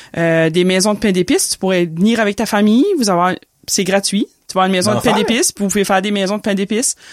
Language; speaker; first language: French; native; French